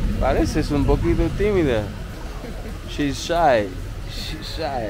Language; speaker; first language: Spanish; non-native, learner; English